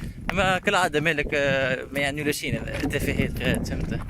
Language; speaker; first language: Arabic; native; Arabic